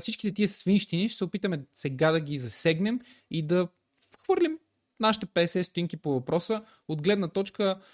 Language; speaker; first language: Bulgarian; native; Bulgarian